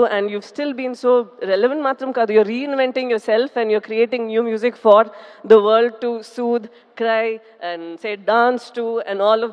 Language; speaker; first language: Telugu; non-native, fluent; Tamil